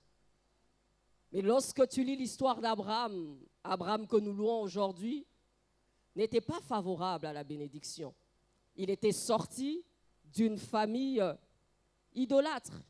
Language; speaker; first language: French; non-native, local second language; Lingala